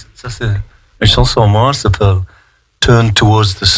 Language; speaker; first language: French; non-native, fluent; English